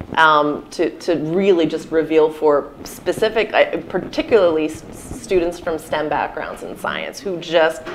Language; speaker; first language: English; native; English